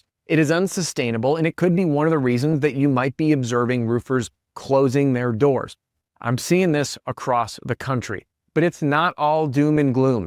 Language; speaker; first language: English; native; English